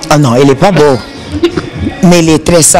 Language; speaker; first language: French; non-native, fluent; Portuguese